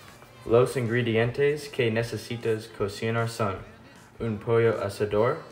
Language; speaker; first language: Spanish; non-native, learner; English